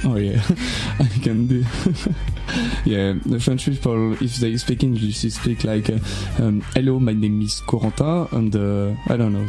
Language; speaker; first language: English; non-native, learner; French